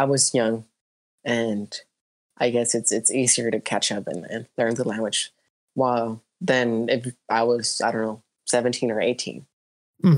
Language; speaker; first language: English; early bilingual, other home language; Spanish